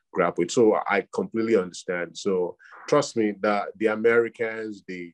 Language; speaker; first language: English; non-native, local second language; Yoruba